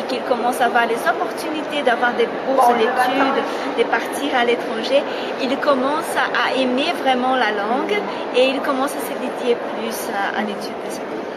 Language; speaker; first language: French; non-native, fluent; Portuguese